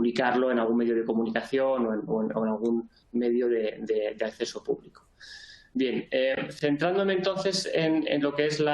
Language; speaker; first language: Spanish; native; Spanish